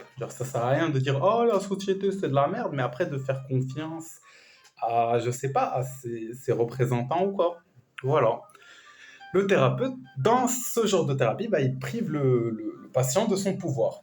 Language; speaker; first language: French; native; French